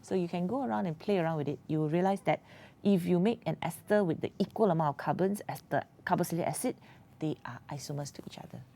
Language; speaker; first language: English; non-native, local second language; Malay